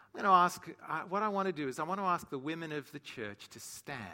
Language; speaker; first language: English; native; English